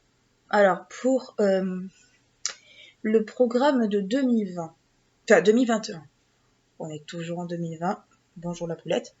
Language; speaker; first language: French; native; French